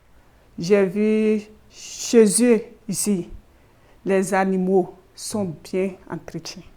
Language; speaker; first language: French; non-native, learner; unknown